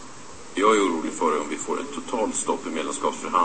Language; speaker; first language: Swedish; native; Swedish